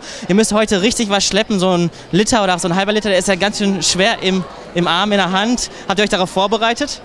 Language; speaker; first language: German; native; German